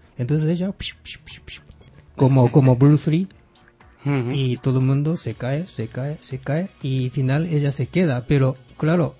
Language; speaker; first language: Spanish; non-native, fluent; Japanese